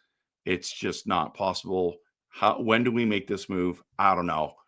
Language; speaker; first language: English; native; English